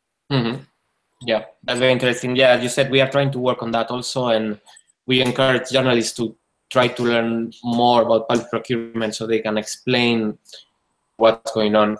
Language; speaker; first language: English; non-native, fluent; Spanish